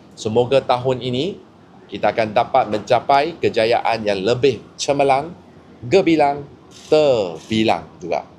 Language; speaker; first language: Malay; non-native, local second language; Chinese